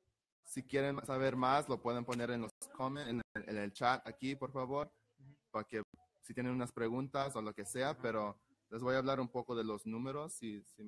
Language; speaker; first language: Spanish; early bilingual, heritage; Spanish